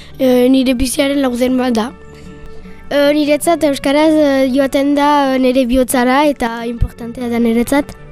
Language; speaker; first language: Basque; non-native, local second language; French